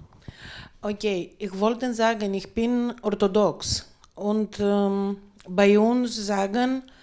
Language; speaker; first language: German; non-native, learner; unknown